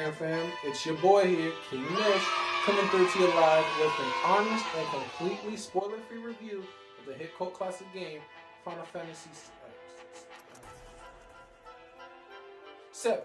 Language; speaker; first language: English; native; English